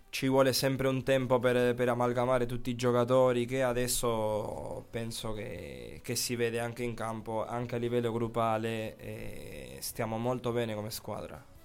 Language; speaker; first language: Italian; non-native, fluent; Spanish